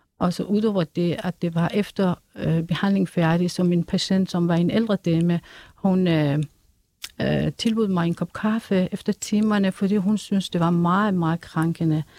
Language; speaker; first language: Danish; non-native, fluent; Persian